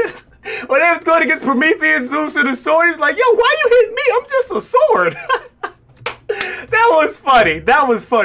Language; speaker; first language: English; native; English